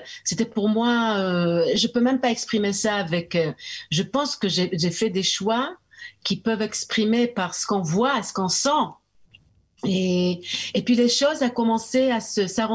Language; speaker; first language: French; early bilingual, heritage; French